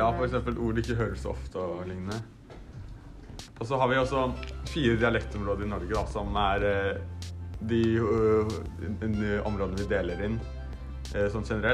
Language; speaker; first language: Norwegian; native; Norwegian